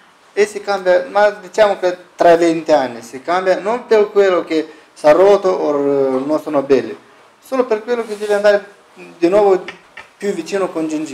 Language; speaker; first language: Italian; non-native, learner; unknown